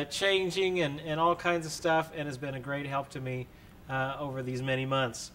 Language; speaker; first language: English; native; English